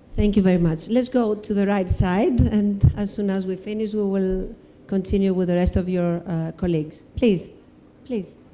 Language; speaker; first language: English; non-native, fluent; Greek